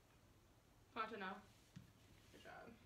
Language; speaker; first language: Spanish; non-native, learner; English